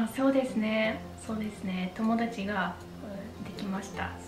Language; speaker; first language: Japanese; non-native, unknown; Polish